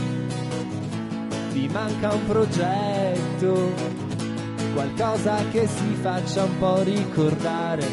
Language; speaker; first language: Italian; native; Italian